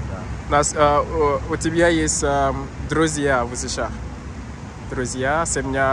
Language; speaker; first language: Russian; non-native, learner; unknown